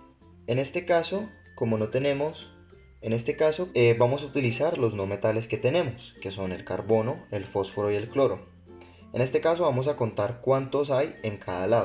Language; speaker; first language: Spanish; native; Spanish